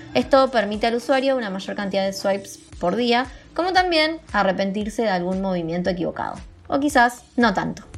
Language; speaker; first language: Spanish; native; Spanish